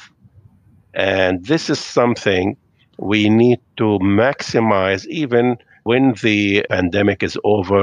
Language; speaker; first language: English; non-native, fluent; Arabic